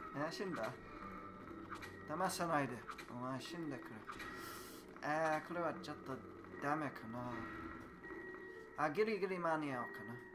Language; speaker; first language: Japanese; non-native, learner; English